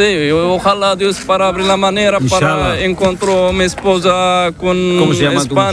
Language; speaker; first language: Spanish; non-native, learner; Arabic